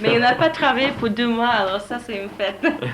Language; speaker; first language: French; non-native, learner; English